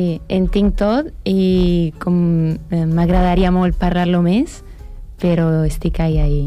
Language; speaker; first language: Catalan; non-native, learner; Italian